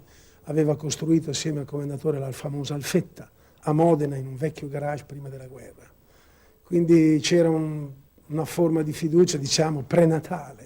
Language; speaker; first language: Italian; native; Italian